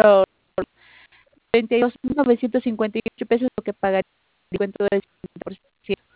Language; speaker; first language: Spanish; native; Spanish